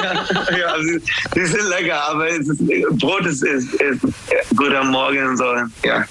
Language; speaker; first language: German; non-native, fluent; English